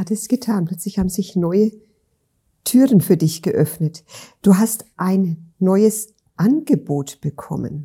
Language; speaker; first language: German; native; German